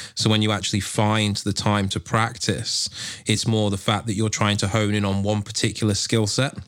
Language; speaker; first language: English; native; English